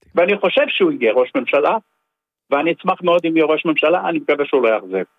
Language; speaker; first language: Hebrew; native; Hebrew